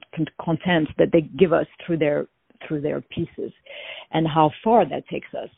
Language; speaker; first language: English; non-native, fluent; French